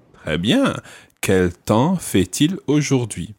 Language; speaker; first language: French; non-native, fluent; English